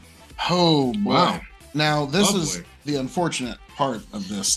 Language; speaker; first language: English; native; English